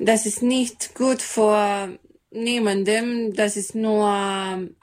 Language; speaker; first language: German; non-native, learner; Serbian